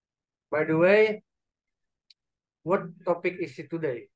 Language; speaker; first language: English; non-native, learner; Indonesian